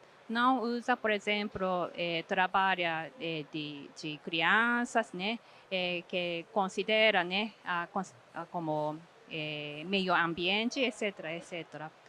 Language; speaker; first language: Portuguese; non-native, fluent; Japanese